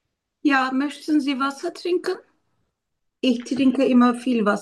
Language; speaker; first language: German; non-native, learner; Turkish